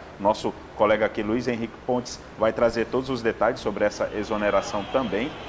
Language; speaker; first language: Portuguese; native; Portuguese